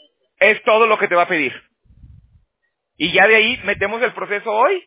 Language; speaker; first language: Spanish; native; Spanish